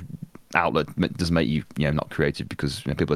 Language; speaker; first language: English; native; English